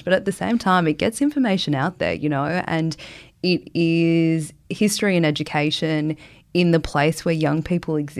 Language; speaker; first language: English; native; English